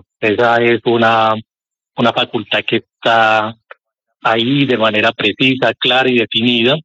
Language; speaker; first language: Spanish; native; Spanish